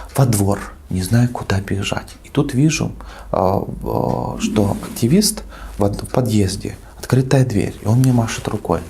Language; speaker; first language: Russian; native; Russian